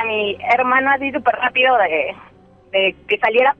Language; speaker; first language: Spanish; native; Spanish